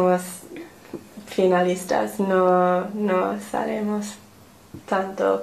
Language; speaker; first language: Spanish; non-native, learner; English